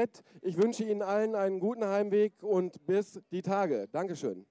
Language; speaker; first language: German; native; German